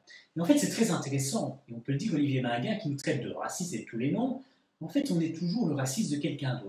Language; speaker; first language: French; native; French